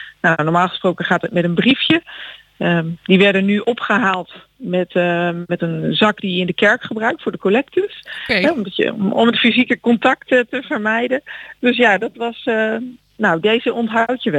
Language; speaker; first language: Dutch; native; Dutch